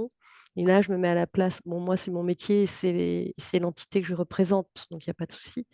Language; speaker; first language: French; native; French